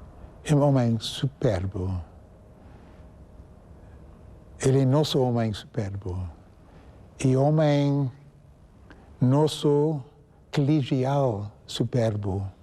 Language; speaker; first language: Portuguese; non-native, fluent; English